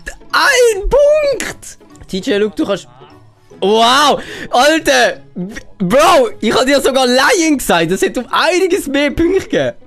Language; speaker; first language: German; native; German